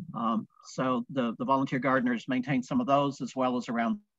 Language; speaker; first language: English; native; English